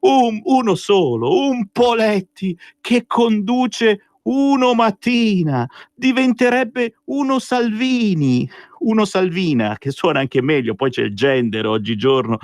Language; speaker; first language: Italian; native; Italian